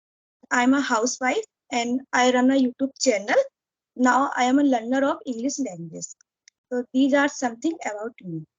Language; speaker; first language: English; non-native, learner; Hindi